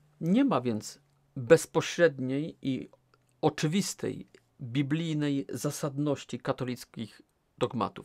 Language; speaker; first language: Polish; native; Polish